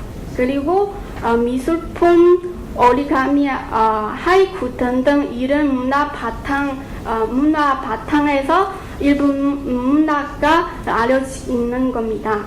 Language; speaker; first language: Korean; non-native, fluent; Chinese